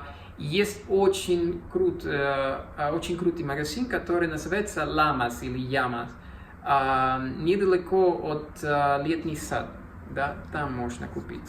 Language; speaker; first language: Russian; non-native, learner; Spanish